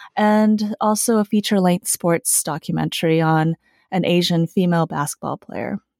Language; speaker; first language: English; early bilingual, other home language; Chinese